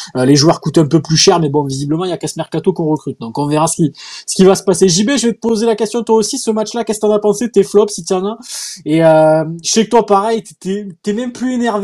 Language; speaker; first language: French; native; French